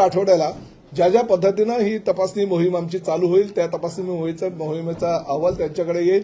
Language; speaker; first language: Marathi; native; Marathi